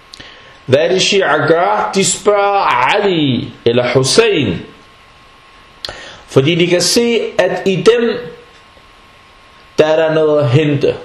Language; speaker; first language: Danish; early bilingual, other home language; Arabic